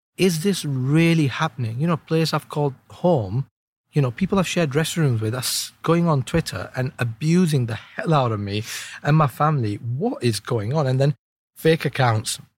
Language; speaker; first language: English; early bilingual, other home language; Urdu